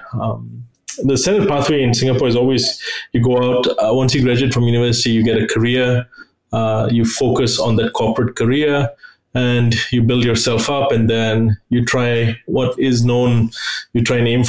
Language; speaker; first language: English; native; English